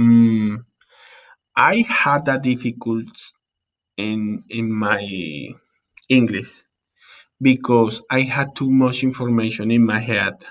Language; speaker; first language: English; non-native, learner; Spanish